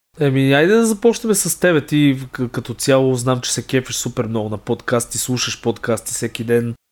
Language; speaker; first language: Bulgarian; native; Bulgarian